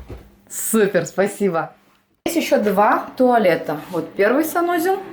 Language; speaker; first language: Russian; native; Russian